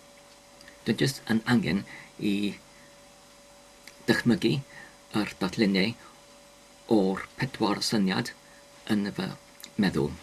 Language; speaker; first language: Welsh; non-native, learner; English